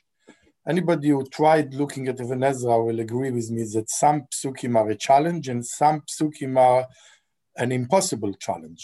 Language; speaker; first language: English; non-native, fluent; Hebrew